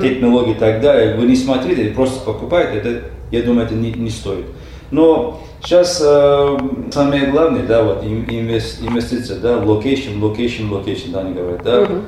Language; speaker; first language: Russian; non-native, learner; Turkish